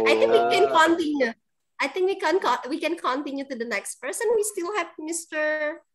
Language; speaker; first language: English; non-native, fluent; Indonesian